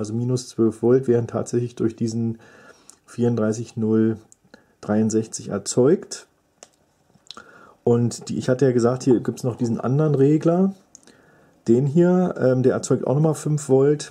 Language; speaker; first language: German; native; German